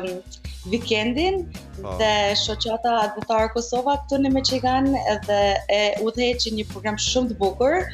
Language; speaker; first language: Albanian; early bilingual, heritage; Albanian